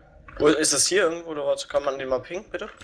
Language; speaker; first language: German; native; German